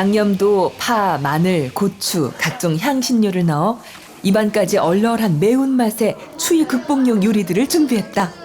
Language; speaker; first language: Korean; native; Korean